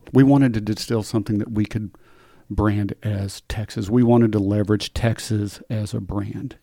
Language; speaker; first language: English; native; English